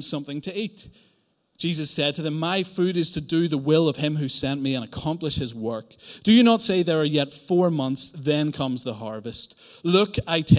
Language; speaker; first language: English; native; English